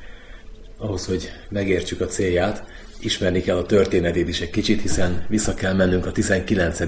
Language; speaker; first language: Hungarian; native; Hungarian